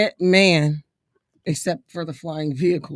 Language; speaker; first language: English; native; English